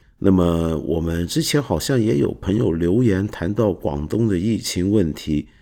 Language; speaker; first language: Chinese; non-native, local second language; Cantonese